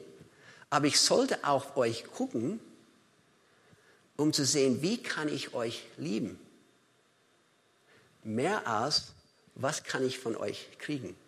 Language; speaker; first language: German; non-native, fluent; English